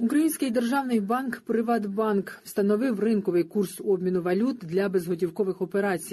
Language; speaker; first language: Ukrainian; native; Ukrainian